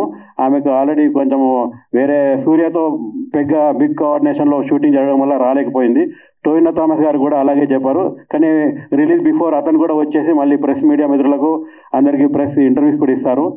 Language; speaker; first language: Telugu; native; Telugu